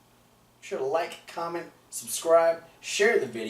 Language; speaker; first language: English; native; English